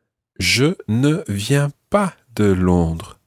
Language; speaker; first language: French; non-native, fluent; English